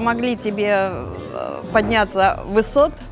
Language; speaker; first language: Russian; native; Russian